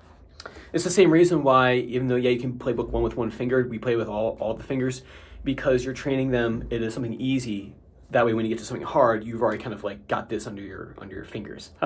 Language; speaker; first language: English; native; English